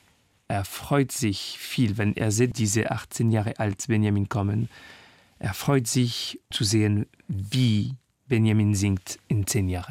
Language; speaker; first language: German; non-native, fluent; French